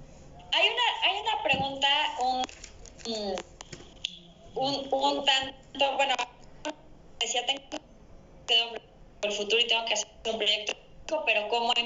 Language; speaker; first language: Spanish; native; Spanish